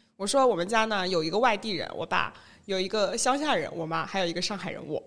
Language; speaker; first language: Chinese; native; Chinese